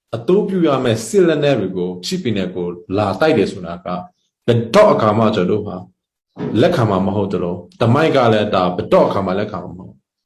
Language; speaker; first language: Burmese; non-native, local second language; Hakha Chin